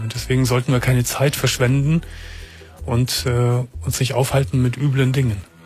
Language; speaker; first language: German; native; German